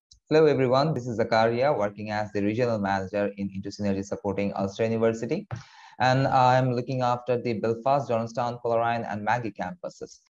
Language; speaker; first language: English; non-native, local second language; Bangla